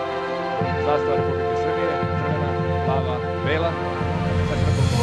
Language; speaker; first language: Bosnian; native; Bosnian